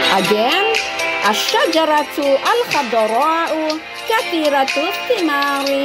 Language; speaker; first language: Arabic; non-native, fluent; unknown